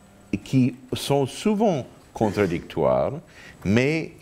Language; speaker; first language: French; non-native, fluent; English